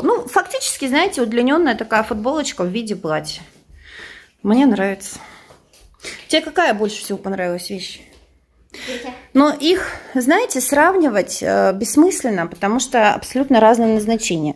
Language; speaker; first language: Russian; native; Russian